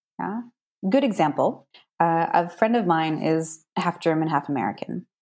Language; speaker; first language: English; native; English